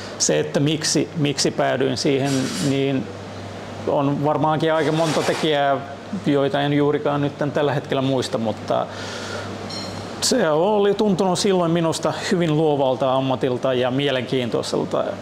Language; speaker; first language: Finnish; early bilingual, other home language; Russian